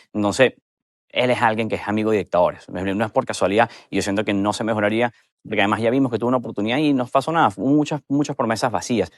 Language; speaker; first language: Spanish; native; Spanish